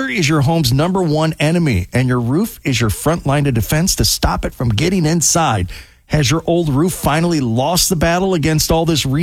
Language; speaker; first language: English; native; English